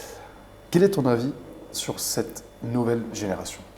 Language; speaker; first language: French; native; French